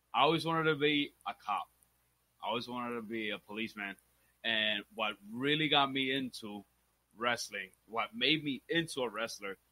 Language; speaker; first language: English; early bilingual, other home language; Spanish